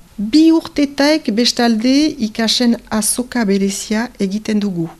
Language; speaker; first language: Basque; native; Basque